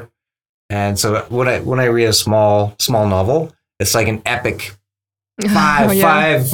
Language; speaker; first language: English; native; English